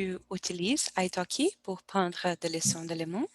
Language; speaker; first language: French; non-native, learner; Portuguese